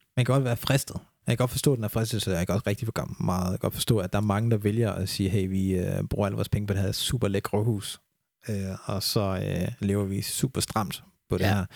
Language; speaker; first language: Danish; early bilingual, other home language; English